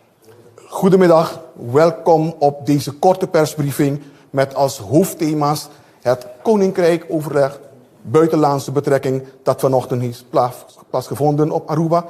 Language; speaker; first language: Dutch; non-native, local second language; Papiamento